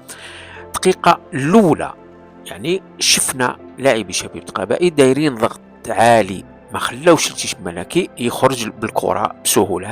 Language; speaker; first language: Arabic; non-native, local second language; Kabyle